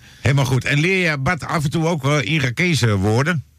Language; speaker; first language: Dutch; native; Dutch